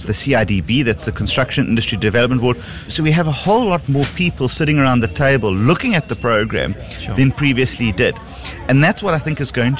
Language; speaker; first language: English; native; English